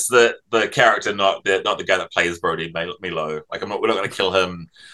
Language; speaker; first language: English; native; English